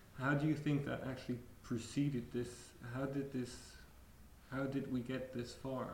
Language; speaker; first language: English; non-native, fluent; German